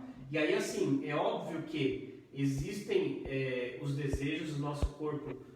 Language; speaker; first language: Portuguese; native; Portuguese